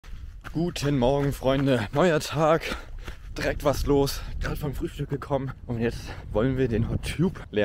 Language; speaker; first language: German; native; German